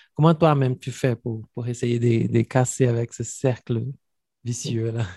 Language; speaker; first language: French; non-native, fluent; Portuguese